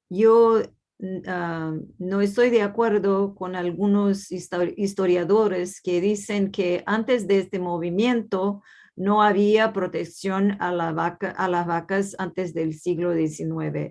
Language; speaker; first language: Spanish; non-native, fluent; Portuguese